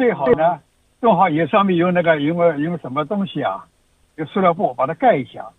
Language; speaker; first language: Chinese; native; Chinese